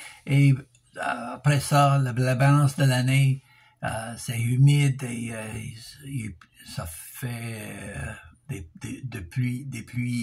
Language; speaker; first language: French; non-native, local second language; English